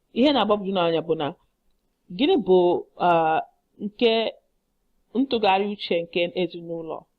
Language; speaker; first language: Igbo; non-native, learner; English